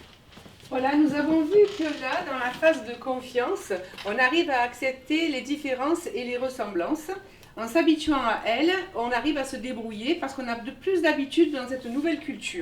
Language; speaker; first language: French; native; French